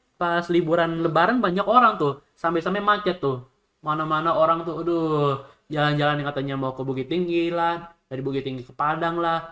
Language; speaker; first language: Indonesian; native; Indonesian